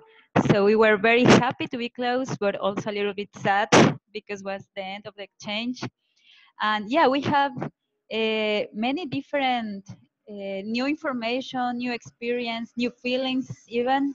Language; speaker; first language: English; non-native, fluent; Spanish